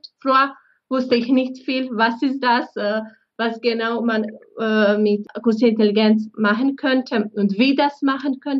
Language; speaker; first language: German; non-native, fluent; Bosnian